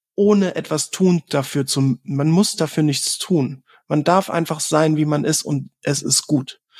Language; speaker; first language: German; native; German